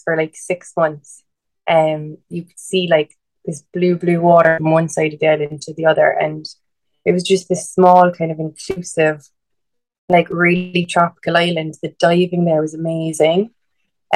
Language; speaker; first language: English; native; English